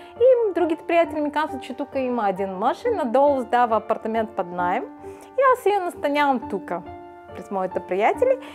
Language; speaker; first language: Bulgarian; early bilingual, heritage; Bulgarian